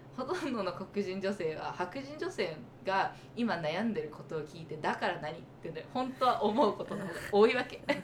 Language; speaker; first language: Japanese; early bilingual, other home language; English